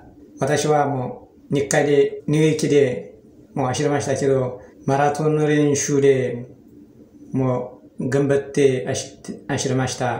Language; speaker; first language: Japanese; non-native, learner; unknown